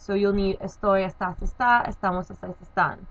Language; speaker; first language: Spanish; non-native, learner; English